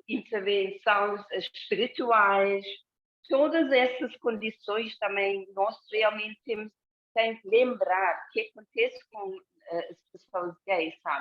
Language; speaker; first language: Portuguese; non-native, fluent; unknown